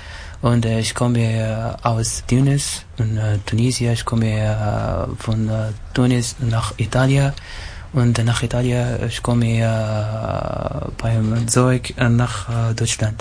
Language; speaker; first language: German; non-native, learner; Arabic